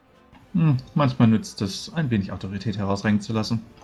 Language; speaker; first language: German; native; German